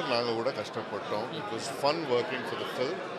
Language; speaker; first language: Tamil; non-native, learner; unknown